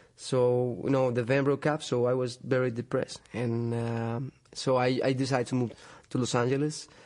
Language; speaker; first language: English; non-native, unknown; Spanish